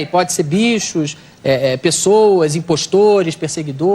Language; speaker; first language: Portuguese; native; Portuguese